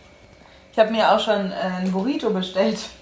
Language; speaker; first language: German; native; German